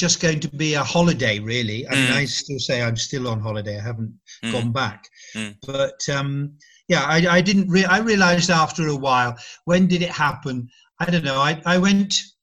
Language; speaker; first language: English; native; English